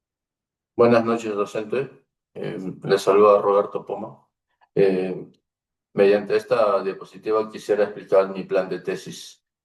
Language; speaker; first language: Spanish; native; Spanish